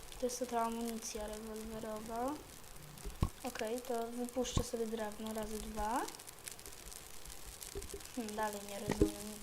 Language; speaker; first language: Polish; native; Polish